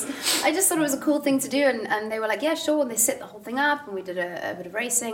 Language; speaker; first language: English; native; English